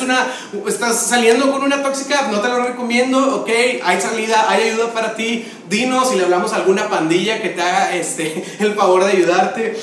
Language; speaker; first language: Spanish; native; Spanish